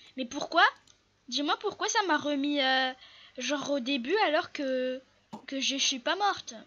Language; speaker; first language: French; native; French